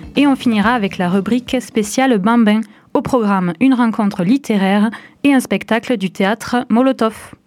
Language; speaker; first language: French; native; French